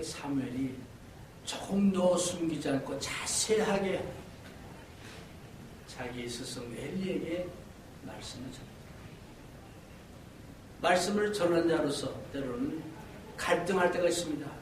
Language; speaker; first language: Korean; native; Korean